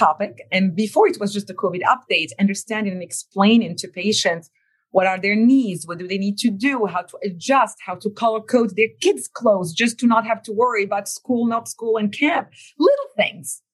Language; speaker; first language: English; non-native, fluent; Arabic